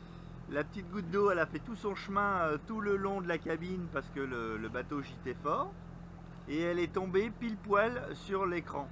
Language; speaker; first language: French; native; French